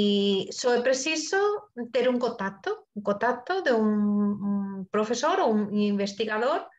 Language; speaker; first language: Portuguese; non-native, learner; Spanish